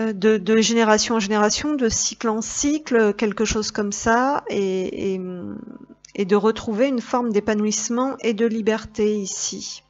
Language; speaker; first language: French; native; French